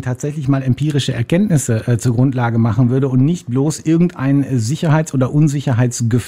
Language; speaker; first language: German; native; German